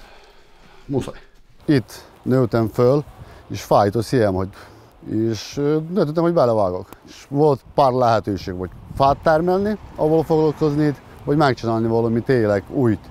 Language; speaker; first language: Hungarian; non-native, local second language; Ukrainian